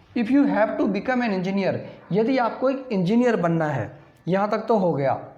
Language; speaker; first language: Hindi; native; Hindi